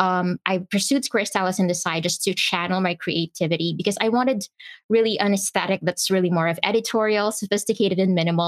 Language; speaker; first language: English; non-native, local second language; Filipino